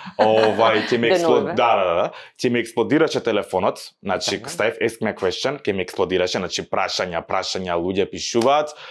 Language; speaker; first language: Macedonian; native; Macedonian